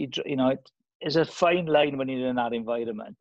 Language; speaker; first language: English; native; English